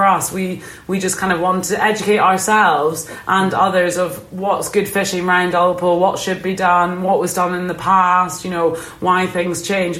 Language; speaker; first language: English; native; English